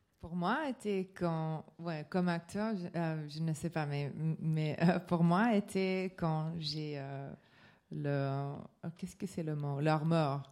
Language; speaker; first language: French; non-native, learner; English